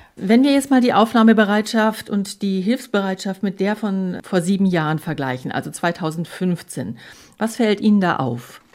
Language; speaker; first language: German; native; German